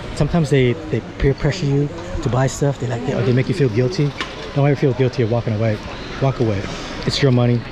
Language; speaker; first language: English; native; English